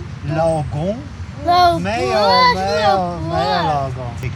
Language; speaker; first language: Chinese; non-native, learner; Polish